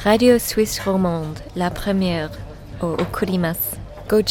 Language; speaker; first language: French; non-native, fluent; English